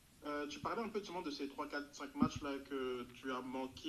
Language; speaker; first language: French; native; French